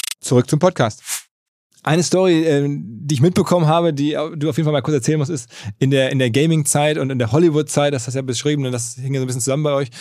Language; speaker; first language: German; native; German